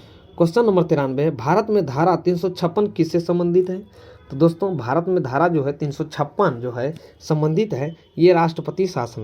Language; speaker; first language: Hindi; native; Hindi